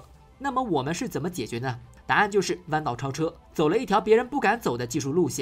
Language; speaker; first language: Chinese; native; Chinese